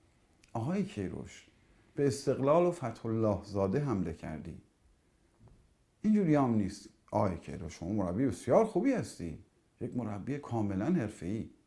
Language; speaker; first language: Persian; native; Persian